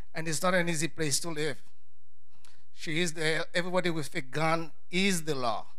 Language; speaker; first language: English; non-native, fluent; Haitian Creole